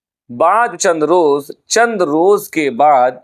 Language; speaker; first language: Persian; non-native, fluent; Urdu